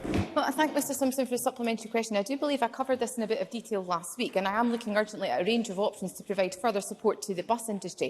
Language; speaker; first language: English; native; English